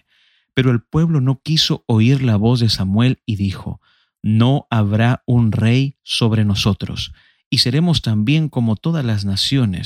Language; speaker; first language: Spanish; native; Spanish